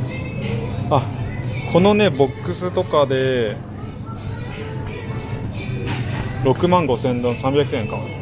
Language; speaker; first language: Japanese; native; Japanese